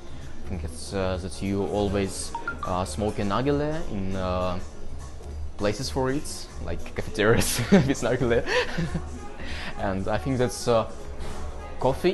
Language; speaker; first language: English; non-native, learner; Russian